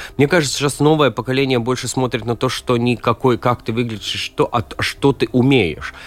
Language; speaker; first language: Russian; non-native, local second language; Latvian